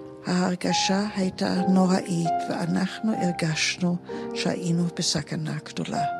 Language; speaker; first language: Hebrew; non-native, fluent; German